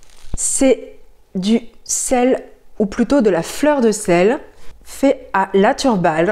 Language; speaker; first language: French; native; French